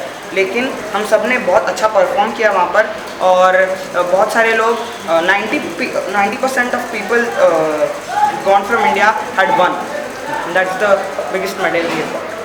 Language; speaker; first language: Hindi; non-native, local second language; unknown